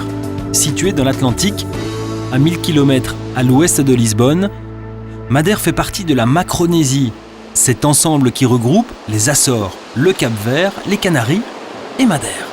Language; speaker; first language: French; native; French